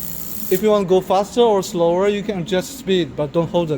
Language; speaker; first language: English; non-native, learner; Chinese